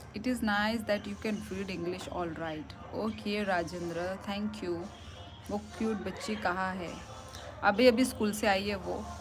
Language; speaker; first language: Hindi; non-native, local second language; Kok Borok